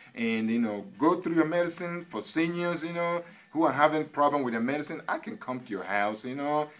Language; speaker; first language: English; non-native, local second language; Igbo